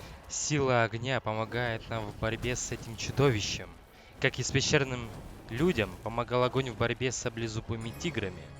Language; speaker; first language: Russian; native; Russian